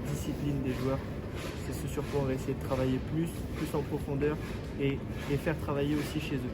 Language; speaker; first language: French; native; French